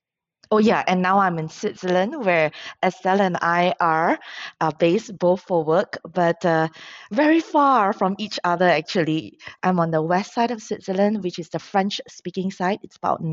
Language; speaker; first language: English; non-native, local second language; Min Nan Chinese